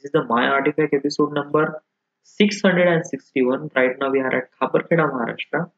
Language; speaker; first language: English; non-native, local second language; Marathi